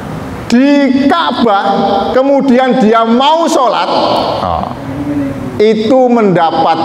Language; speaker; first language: Indonesian; non-native, local second language; Javanese